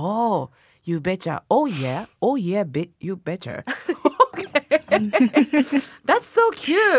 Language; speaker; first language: English; non-native, learner; Japanese